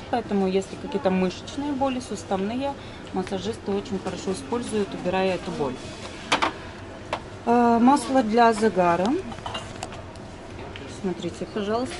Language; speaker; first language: Russian; native; Russian